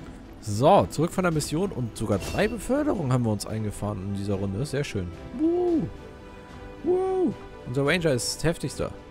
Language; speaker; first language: German; native; German